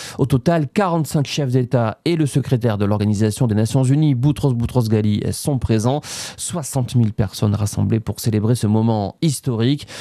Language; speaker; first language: French; native; French